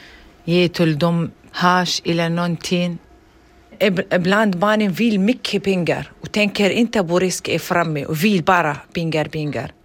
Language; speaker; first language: Swedish; non-native, learner; Arabic